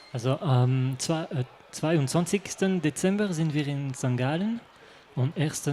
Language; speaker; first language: German; non-native, local second language; French